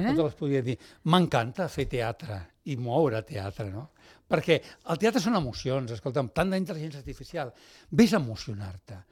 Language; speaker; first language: Catalan; native; Catalan